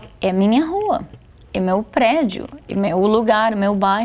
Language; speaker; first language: Portuguese; non-native, fluent; Arabic